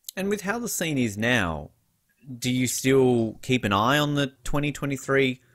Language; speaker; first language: English; native; English